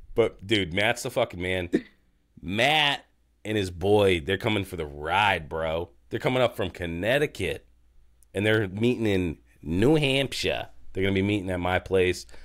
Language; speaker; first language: English; native; English